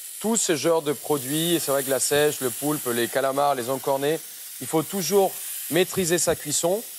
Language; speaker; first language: French; non-native, fluent; Spanish